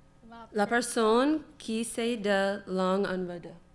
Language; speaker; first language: French; non-native, learner; English